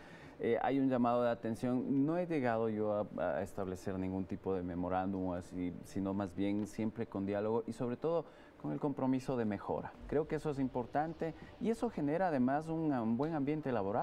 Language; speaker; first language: Spanish; native; Spanish